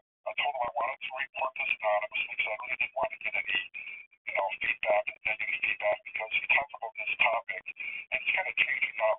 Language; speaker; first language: English; native; English